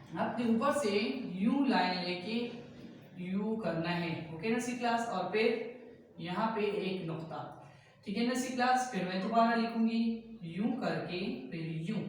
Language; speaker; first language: Urdu; native; Urdu